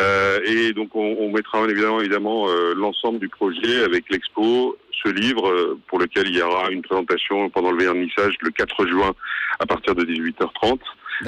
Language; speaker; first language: French; native; French